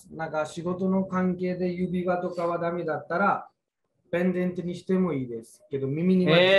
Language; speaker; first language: Japanese; non-native, fluent; Hindi